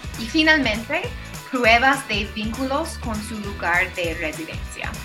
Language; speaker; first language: Spanish; non-native, fluent; English